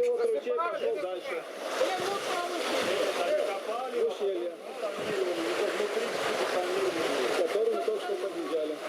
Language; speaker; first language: Russian; native; Russian